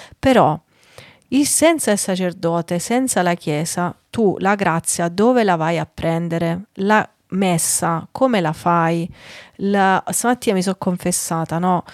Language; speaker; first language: Italian; native; Italian